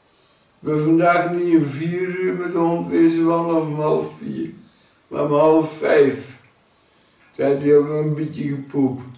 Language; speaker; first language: Dutch; native; Dutch